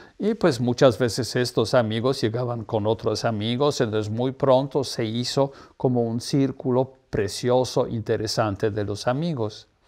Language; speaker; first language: Spanish; non-native, fluent; Polish